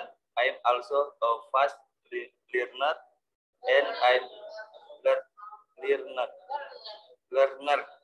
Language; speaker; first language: English; non-native, learner; Indonesian